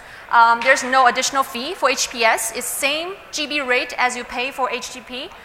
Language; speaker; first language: English; non-native, fluent; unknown